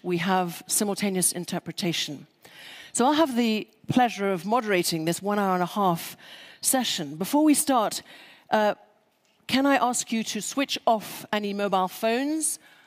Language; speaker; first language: English; native; English